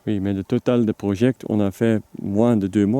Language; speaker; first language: French; non-native, learner; Dutch